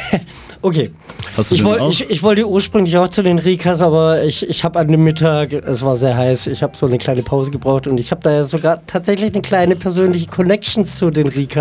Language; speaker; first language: German; native; German